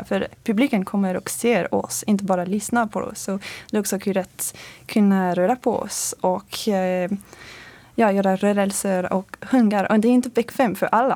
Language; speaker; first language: Swedish; non-native, fluent; French